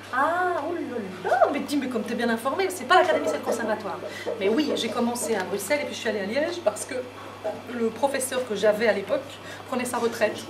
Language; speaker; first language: French; native; French